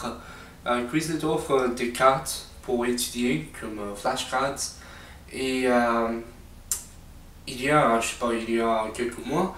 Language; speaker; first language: French; non-native, fluent; English